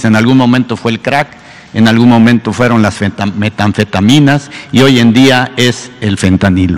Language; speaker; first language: Spanish; native; Spanish